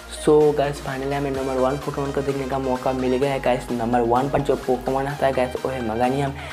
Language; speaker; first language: Hindi; non-native, local second language; Bangla